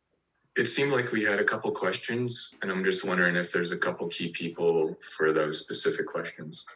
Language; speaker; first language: English; native; English